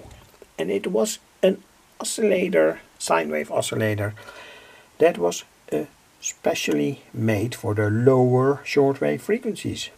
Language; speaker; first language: English; non-native, fluent; Dutch